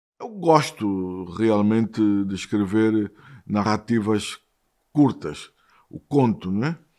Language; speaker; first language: Portuguese; native; Portuguese